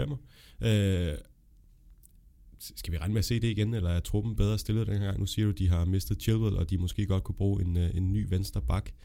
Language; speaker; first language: Danish; native; Danish